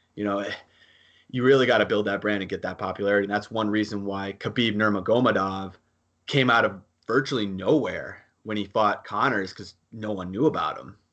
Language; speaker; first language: English; native; English